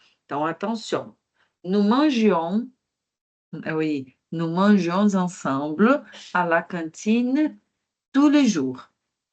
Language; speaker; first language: French; non-native, fluent; Portuguese